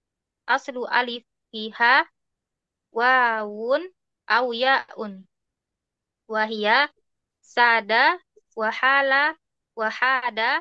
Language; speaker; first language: Arabic; non-native, learner; Indonesian